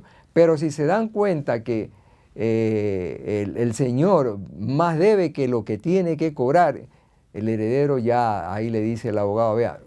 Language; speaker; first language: Spanish; native; Spanish